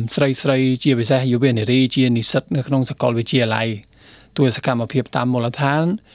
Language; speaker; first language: Khmer; non-native, fluent; Spanish